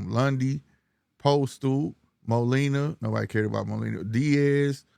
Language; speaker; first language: English; native; English